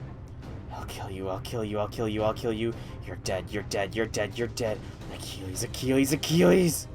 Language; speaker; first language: English; native; English